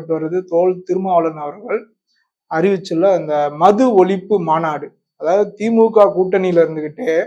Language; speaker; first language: Tamil; non-native, local second language; Urdu